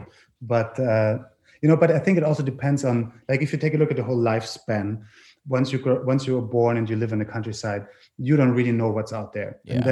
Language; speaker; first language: English; non-native, fluent; German